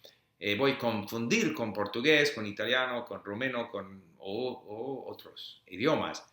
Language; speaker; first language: Spanish; non-native, fluent; English